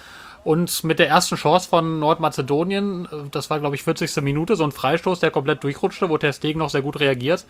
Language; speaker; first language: German; native; German